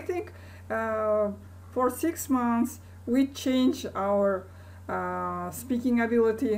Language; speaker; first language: English; non-native, learner; Kazakh